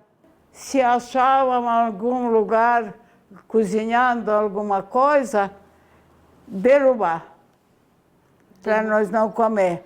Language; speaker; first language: Portuguese; non-native, fluent; Ukrainian